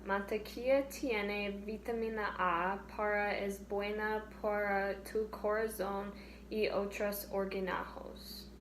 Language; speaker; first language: Spanish; non-native, learner; English